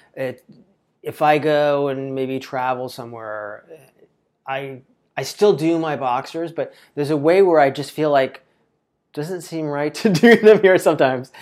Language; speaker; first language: English; native; English